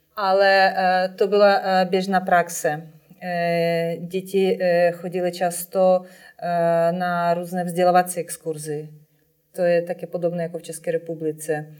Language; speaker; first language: Czech; non-native, fluent; Russian